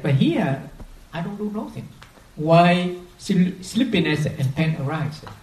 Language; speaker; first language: English; non-native, fluent; Vietnamese